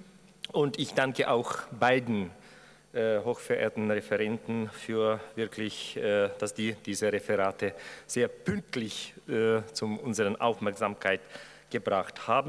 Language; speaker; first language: German; non-native, fluent; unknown